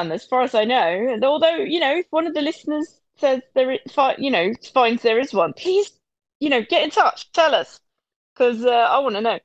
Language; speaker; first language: English; native; English